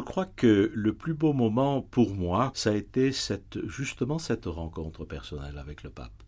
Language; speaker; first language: French; native; French